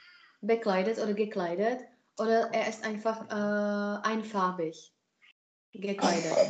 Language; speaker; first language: German; non-native, fluent; Czech